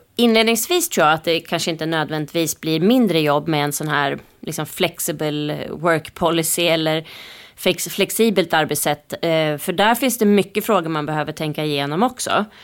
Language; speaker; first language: Swedish; native; Swedish